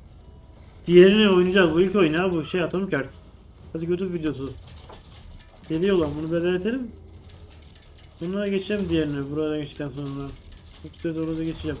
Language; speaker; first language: Turkish; native; Turkish